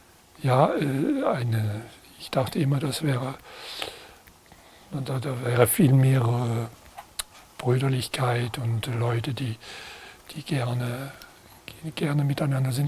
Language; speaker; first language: German; non-native, fluent; French